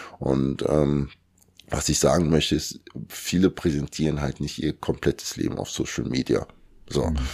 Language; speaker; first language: German; early bilingual, other home language; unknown